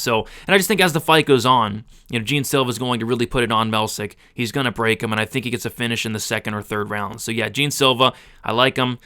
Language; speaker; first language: English; native; English